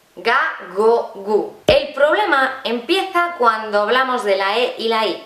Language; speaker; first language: Spanish; native; Spanish